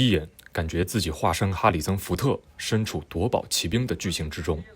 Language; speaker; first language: Chinese; native; Chinese